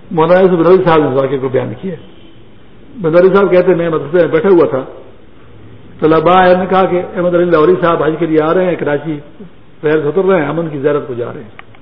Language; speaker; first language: Urdu; non-native, local second language; Pashto